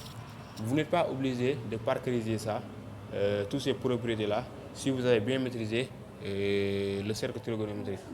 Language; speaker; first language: French; non-native, local second language; Wolof